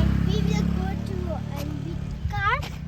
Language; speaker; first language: English; non-native, learner; Tibetan